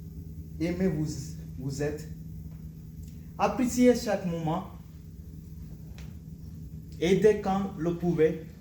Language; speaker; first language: French; non-native, learner; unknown